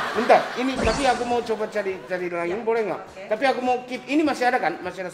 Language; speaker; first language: Indonesian; non-native, fluent; Japanese